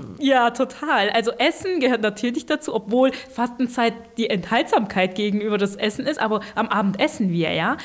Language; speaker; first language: German; early bilingual, other home language; Turkish